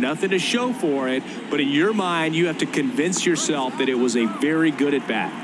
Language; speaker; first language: English; native; English